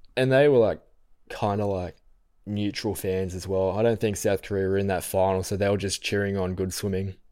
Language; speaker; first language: English; native; English